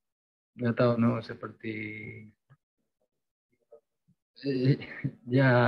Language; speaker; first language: Indonesian; non-native, fluent; Spanish